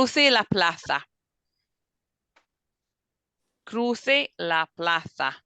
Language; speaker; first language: Spanish; non-native, fluent; English